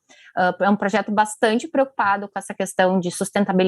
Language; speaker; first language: Portuguese; native; Portuguese